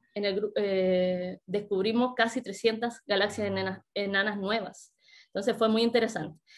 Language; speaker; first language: Spanish; native; Spanish